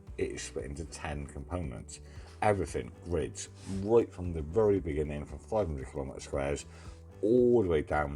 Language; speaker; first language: English; native; English